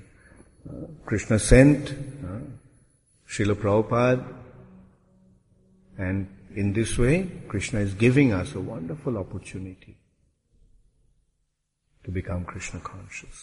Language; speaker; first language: English; non-native, local second language; Bangla